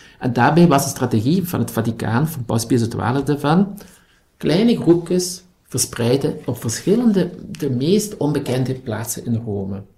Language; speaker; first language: Dutch; native; Dutch